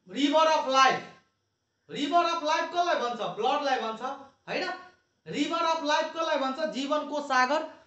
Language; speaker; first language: Nepali; non-native, local second language; Maithili